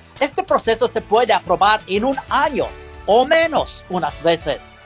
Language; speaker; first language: Spanish; non-native, learner; English